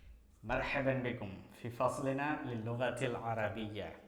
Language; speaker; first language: Arabic; non-native, fluent; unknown